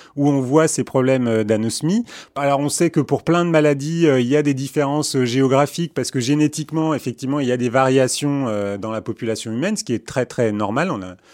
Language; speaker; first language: French; early bilingual, other home language; Armenian